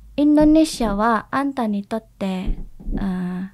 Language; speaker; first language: Indonesian; native; Indonesian